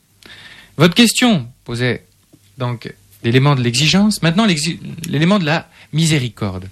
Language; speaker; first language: French; native; French